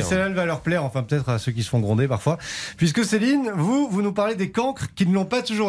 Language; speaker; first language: French; native; French